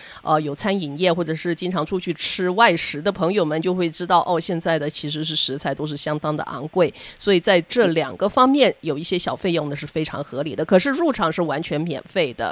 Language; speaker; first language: Chinese; native; Chinese